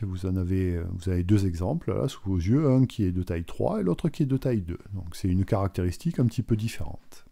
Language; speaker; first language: French; native; French